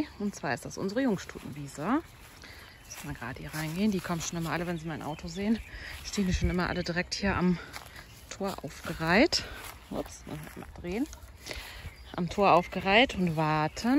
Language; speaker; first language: German; native; German